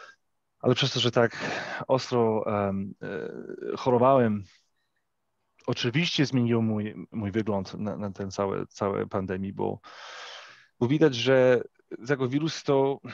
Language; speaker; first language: Polish; early bilingual, heritage; English